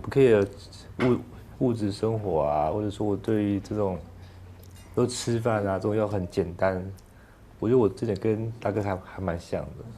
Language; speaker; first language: Chinese; native; Chinese